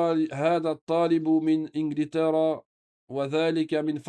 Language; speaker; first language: Arabic; non-native, fluent; French